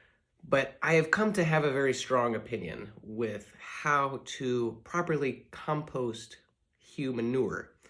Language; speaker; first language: English; native; English